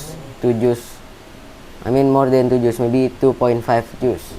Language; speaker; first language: English; non-native, learner; Indonesian